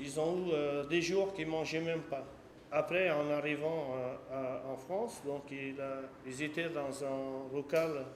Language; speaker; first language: French; non-native, fluent; Portuguese